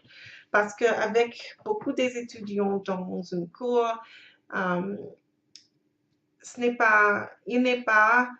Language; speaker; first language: French; non-native, learner; English